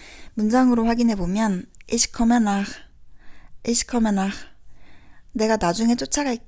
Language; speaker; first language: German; non-native, fluent; Korean